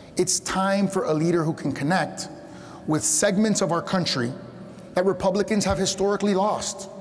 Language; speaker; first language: English; early bilingual, other home language; Spanish